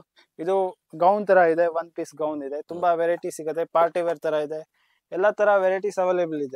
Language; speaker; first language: Kannada; non-native, local second language; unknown